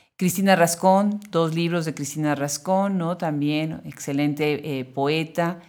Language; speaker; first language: Spanish; native; Spanish